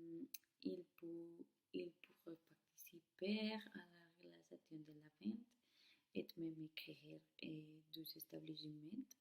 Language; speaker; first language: French; non-native, learner; Spanish